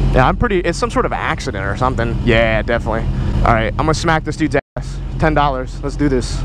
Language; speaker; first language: English; native; English